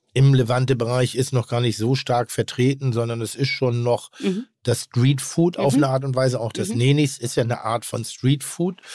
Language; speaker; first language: German; native; German